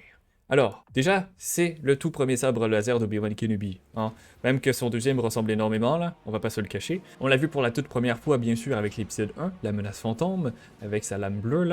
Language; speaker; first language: French; native; French